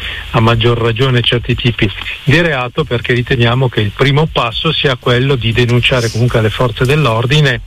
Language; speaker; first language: Italian; native; Italian